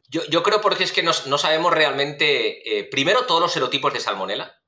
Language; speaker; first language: Spanish; native; Spanish